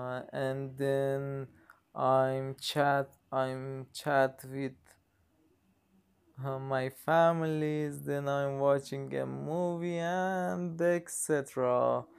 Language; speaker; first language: English; non-native, learner; Persian